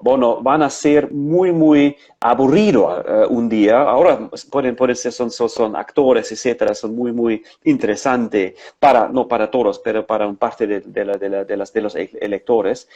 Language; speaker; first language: Spanish; non-native, fluent; German